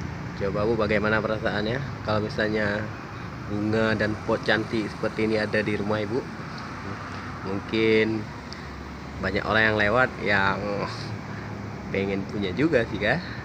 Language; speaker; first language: Indonesian; native; Indonesian